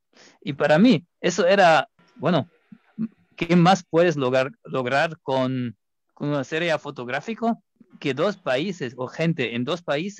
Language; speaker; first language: Spanish; non-native, fluent; German